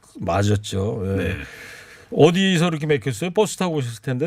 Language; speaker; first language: Korean; native; Korean